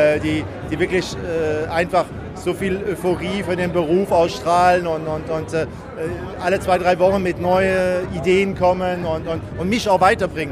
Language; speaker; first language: German; native; German